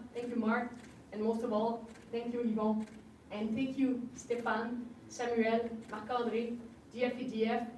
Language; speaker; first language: English; non-native, fluent; French